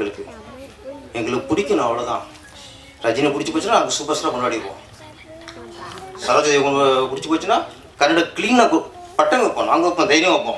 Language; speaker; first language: Tamil; native; Tamil